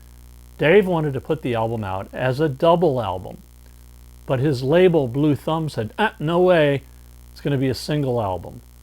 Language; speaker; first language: English; native; English